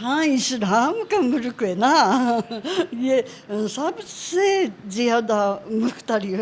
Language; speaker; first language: Hindi; non-native, learner; Japanese